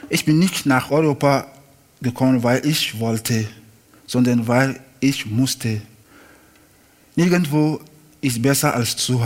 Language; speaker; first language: German; non-native, learner; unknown